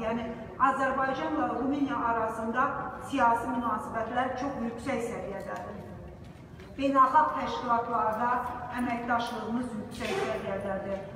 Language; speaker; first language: Azerbaijani; native; Azerbaijani